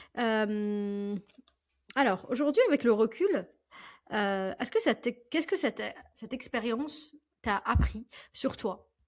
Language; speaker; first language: French; native; French